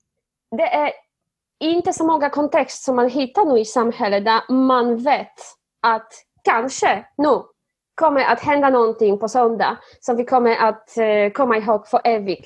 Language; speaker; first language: Swedish; non-native, fluent; Polish